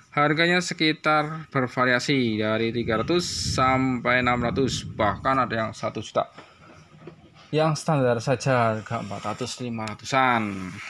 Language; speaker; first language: Indonesian; native; Indonesian